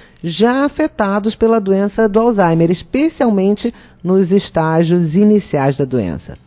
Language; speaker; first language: Portuguese; native; Portuguese